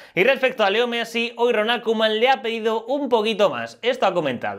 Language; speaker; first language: Spanish; native; Spanish